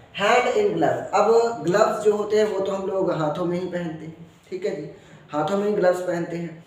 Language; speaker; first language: Hindi; non-native, local second language; Punjabi